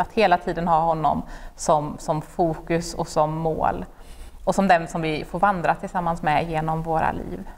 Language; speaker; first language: Swedish; native; Swedish